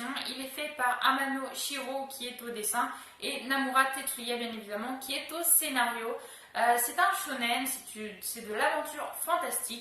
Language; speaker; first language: French; native; French